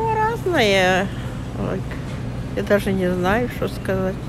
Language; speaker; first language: Russian; non-native, local second language; Ukrainian